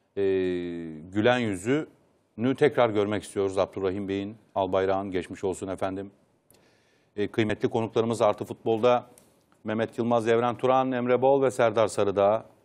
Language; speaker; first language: Turkish; native; Turkish